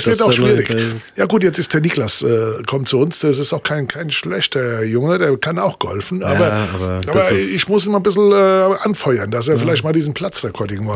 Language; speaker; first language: German; native; German